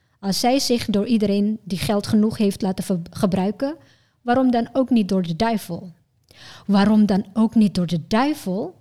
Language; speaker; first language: Dutch; non-native, fluent; Indonesian